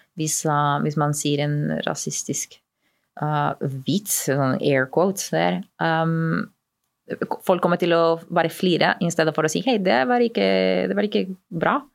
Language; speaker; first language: Norwegian; non-native, fluent; Spanish